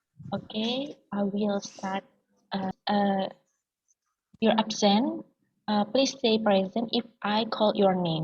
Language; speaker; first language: English; non-native, learner; Indonesian